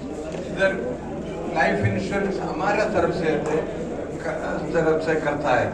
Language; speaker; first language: Hindi; non-native, local second language; Malayalam